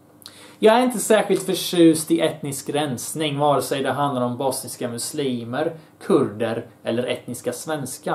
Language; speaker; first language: Swedish; early bilingual, other home language; Bosnian